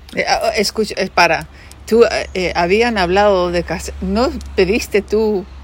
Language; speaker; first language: Spanish; non-native, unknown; Dutch